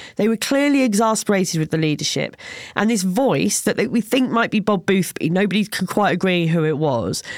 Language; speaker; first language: English; native; English